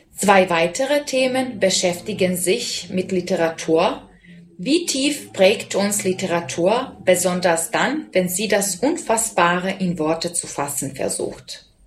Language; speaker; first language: German; non-native, fluent; Serbian